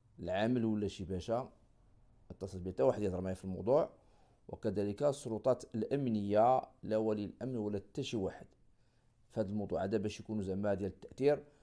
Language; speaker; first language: Arabic; native; Arabic